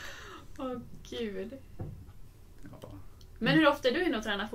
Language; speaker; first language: Swedish; native; Swedish